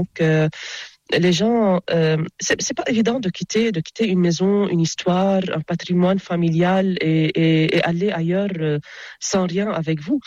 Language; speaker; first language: French; non-native, local second language; Arabic